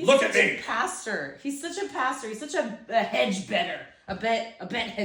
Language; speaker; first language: English; native; English